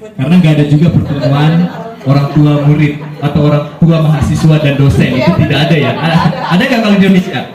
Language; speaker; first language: Indonesian; native; Indonesian